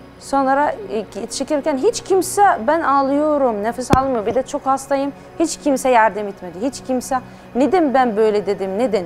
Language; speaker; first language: Turkish; non-native, learner; Arabic